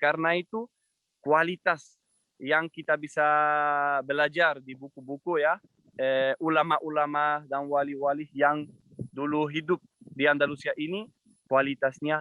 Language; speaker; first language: Indonesian; non-native, fluent; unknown